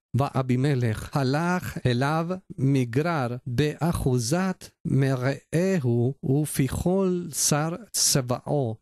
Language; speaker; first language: Hebrew; non-native, learner; Spanish